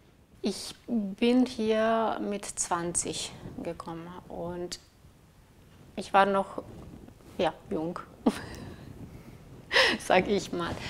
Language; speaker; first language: German; non-native, fluent; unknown